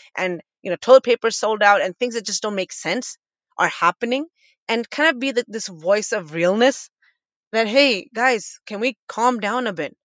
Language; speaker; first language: English; native; English